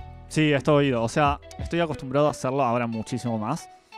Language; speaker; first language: Spanish; native; Spanish